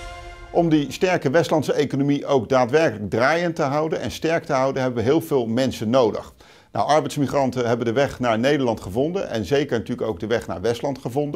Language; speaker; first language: Dutch; native; Dutch